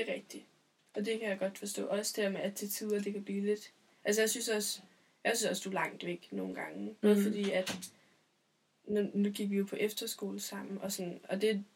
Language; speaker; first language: Danish; native; Danish